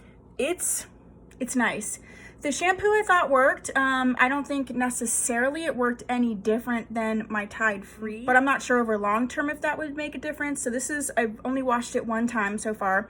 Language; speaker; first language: English; native; English